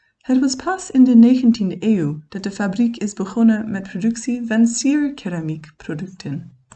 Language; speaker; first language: Dutch; non-native, fluent; English